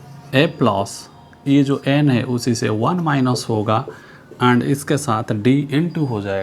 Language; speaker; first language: Hindi; non-native, local second language; Odia